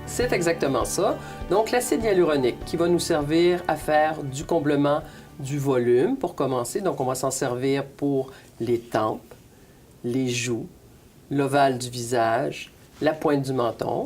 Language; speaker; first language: French; native; French